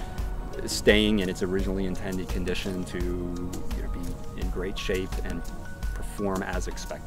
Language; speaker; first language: English; native; English